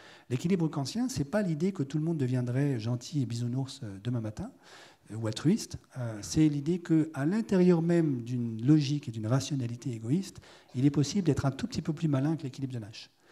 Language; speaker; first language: French; native; French